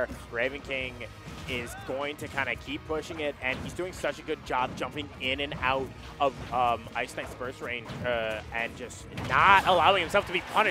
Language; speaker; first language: English; native; English